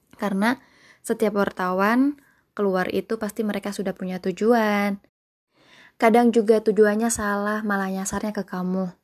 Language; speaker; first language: Indonesian; non-native, local second language; Sundanese